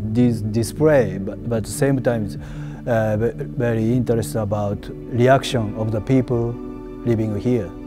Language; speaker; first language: English; non-native, learner; Japanese